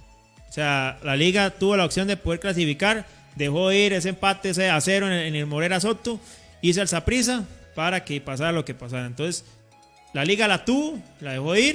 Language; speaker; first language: Spanish; native; Spanish